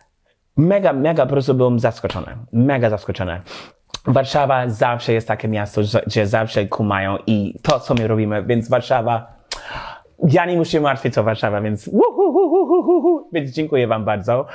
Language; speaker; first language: Polish; non-native, learner; English